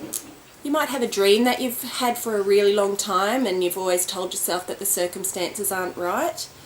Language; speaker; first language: English; native; English